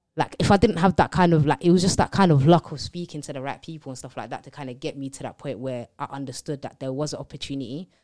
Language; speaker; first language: English; native; English